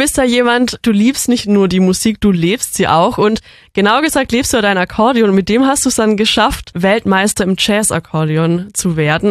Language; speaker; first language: German; native; German